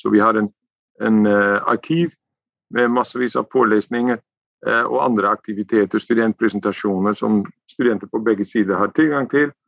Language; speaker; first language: Norwegian; non-native, fluent; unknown